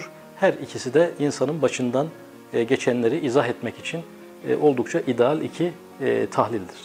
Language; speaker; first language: Turkish; native; Turkish